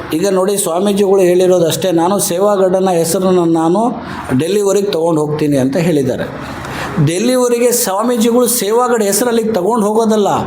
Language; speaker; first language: Kannada; non-native, local second language; Lambadi